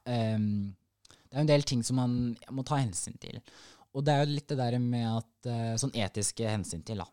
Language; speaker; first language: Norwegian; early bilingual, other home language; Somali